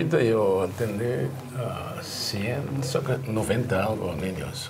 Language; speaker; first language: Spanish; non-native, learner; English